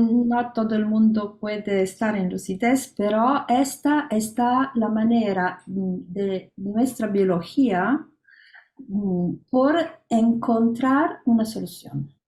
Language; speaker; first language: Spanish; non-native, learner; Italian